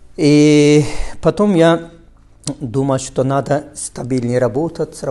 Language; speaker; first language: Russian; non-native, learner; Turkish